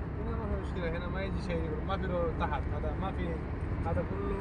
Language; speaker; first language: Arabic; non-native, learner; Bangla